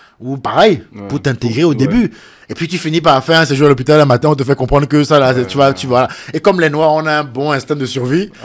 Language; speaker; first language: French; native; French